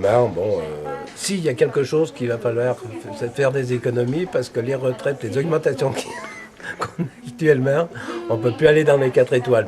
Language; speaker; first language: French; native; French